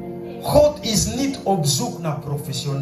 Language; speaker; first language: Dutch; non-native, fluent; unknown